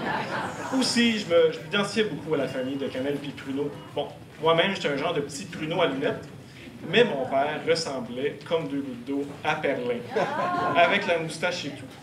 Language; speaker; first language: French; native; French